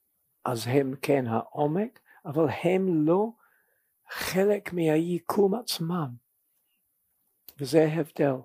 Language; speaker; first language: Hebrew; non-native, fluent; English